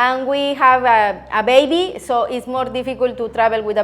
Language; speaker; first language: English; non-native, learner; Spanish